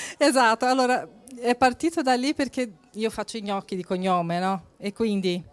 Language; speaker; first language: Italian; early bilingual, heritage; Portuguese